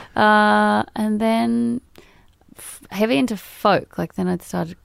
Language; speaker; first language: English; native; English